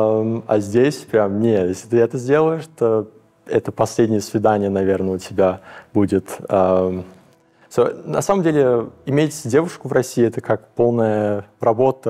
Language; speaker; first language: Russian; early bilingual, heritage; English